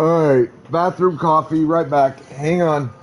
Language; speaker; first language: English; native; English